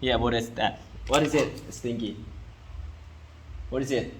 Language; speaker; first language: English; non-native, learner; Lao